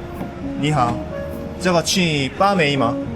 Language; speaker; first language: Chinese; non-native, learner; Korean